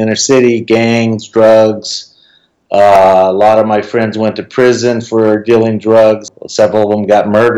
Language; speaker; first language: English; native; English